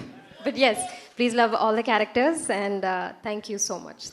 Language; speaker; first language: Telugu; non-native, learner; Malayalam